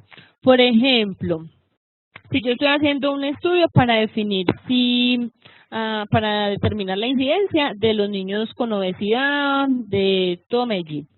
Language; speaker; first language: Spanish; native; Spanish